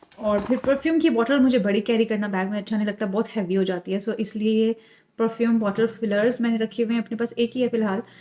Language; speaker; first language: Urdu; native; Urdu